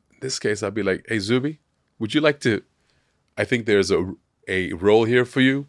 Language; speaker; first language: English; non-native, local second language; Sindhi